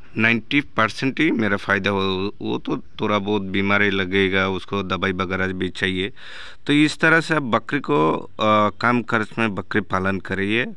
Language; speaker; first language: Hindi; non-native, local second language; Bangla